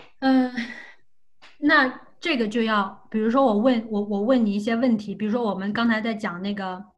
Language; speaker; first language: Chinese; native; Chinese